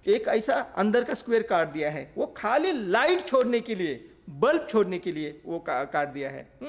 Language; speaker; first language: Hindi; non-native, local second language; Marathi